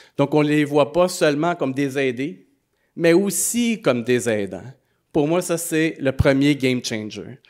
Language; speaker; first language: French; native; French